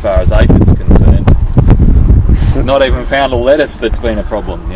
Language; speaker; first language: English; native; English